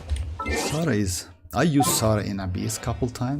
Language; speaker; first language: English; non-native, fluent; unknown